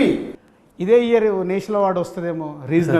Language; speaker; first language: Telugu; native; Telugu